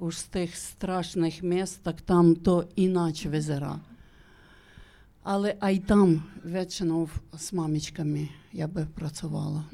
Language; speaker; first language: Slovak; non-native, learner; Ukrainian